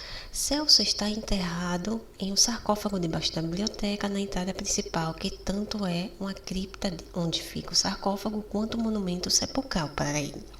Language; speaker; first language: Portuguese; native; Portuguese